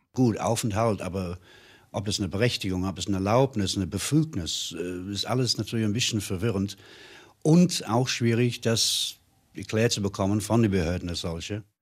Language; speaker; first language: German; non-native, fluent; English